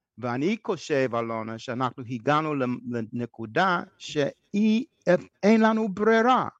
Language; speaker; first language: Hebrew; non-native, fluent; English